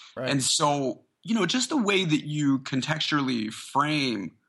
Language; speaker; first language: English; native; English